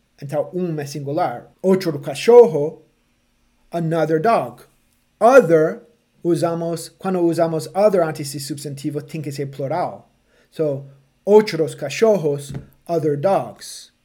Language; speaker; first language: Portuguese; non-native, fluent; English